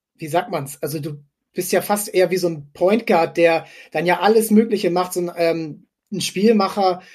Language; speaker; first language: German; native; German